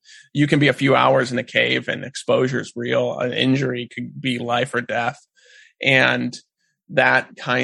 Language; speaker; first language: English; native; English